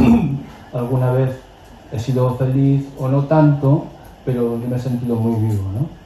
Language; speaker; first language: Spanish; native; Spanish